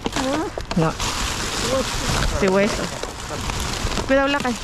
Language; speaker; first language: Spanish; non-native, learner; Filipino